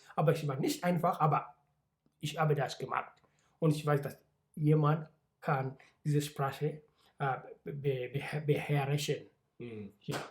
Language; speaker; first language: German; non-native, learner; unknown